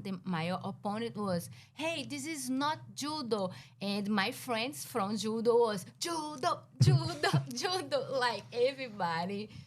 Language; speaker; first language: English; non-native, learner; Portuguese